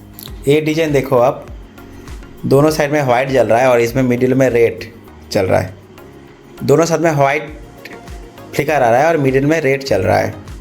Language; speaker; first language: Hindi; non-native, local second language; Odia